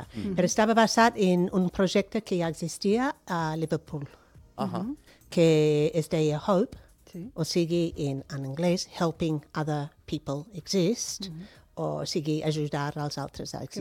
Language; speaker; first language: Catalan; non-native, fluent; English